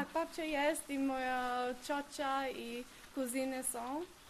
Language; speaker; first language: Polish; early bilingual, heritage; English